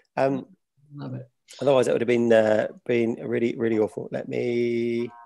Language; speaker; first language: English; native; English